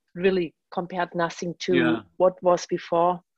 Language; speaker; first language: English; non-native, fluent; German